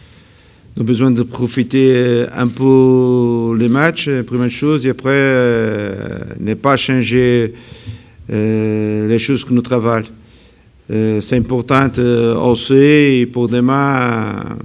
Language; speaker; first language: French; non-native, learner; Portuguese